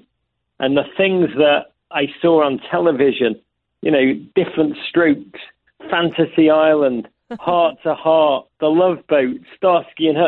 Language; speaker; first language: English; native; English